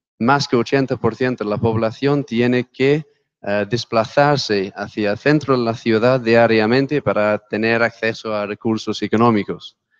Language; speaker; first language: Spanish; non-native, fluent; English